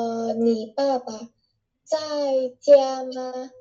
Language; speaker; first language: Chinese; non-native, learner; Vietnamese